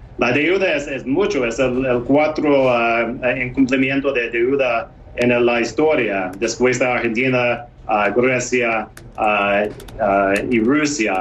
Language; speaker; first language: Spanish; non-native, fluent; English